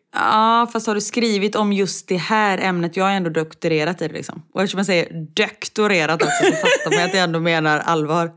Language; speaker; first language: Swedish; native; Swedish